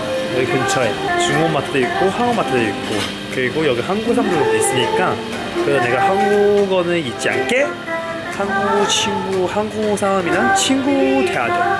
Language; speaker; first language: Korean; non-native, fluent; Chinese